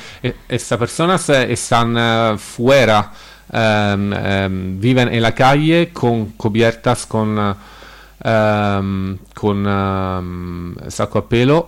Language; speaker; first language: Spanish; non-native, learner; Italian